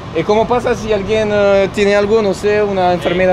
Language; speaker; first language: Spanish; non-native, fluent; French